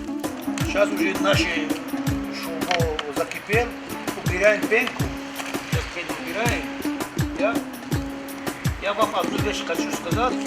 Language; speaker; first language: Russian; non-native, fluent; Tajik